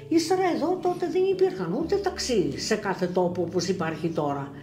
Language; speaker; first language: Greek; early bilingual, other home language; Russian